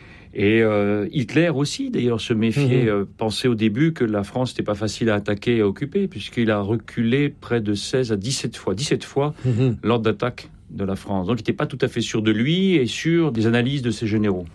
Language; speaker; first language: French; native; French